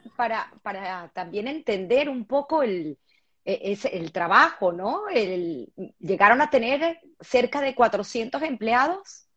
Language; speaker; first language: Spanish; native; Spanish